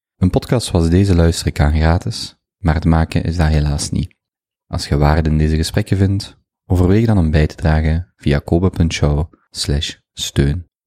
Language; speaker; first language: Dutch; native; Dutch